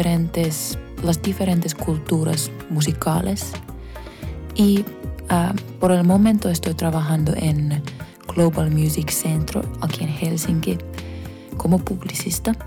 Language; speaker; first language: Spanish; non-native, fluent; Finnish